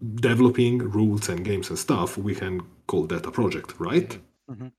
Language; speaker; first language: English; non-native, fluent; Italian